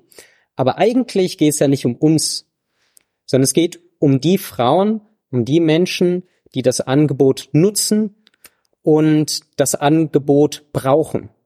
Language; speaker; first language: German; native; German